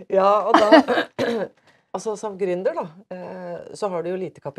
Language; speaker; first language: Norwegian; native; Norwegian